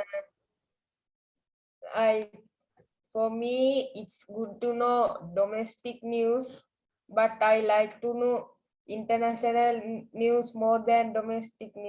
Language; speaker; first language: English; non-native, learner; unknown